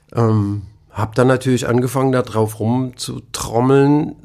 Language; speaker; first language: German; native; German